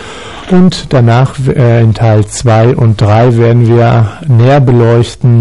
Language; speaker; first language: German; native; German